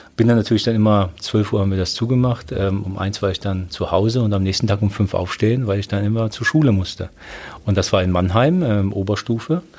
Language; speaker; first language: German; early bilingual, other home language; Polish